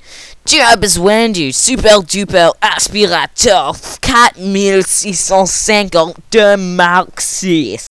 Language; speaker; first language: French; non-native, learner; English